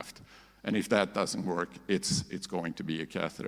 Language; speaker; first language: English; non-native, fluent; Swedish